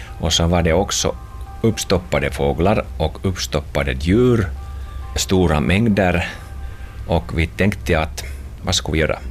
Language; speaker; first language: Swedish; non-native, local second language; Finnish